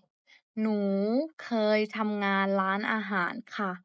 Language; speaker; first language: Thai; non-native, fluent; Burmese